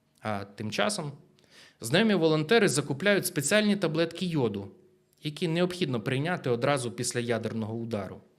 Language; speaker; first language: Ukrainian; native; Ukrainian